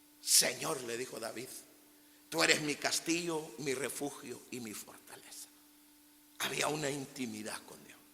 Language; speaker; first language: Spanish; native; Spanish